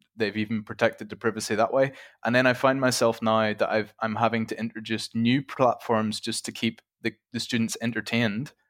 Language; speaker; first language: English; native; English